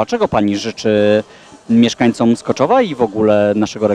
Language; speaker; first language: Polish; native; Polish